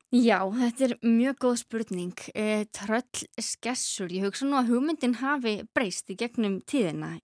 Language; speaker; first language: Icelandic; native; Icelandic